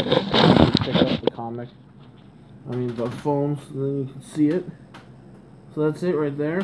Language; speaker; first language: English; native; English